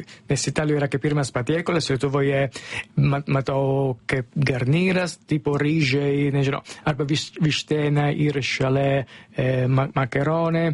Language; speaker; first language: Lithuanian; non-native, fluent; Italian